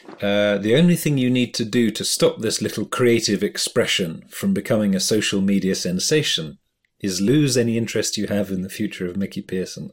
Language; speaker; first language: English; native; English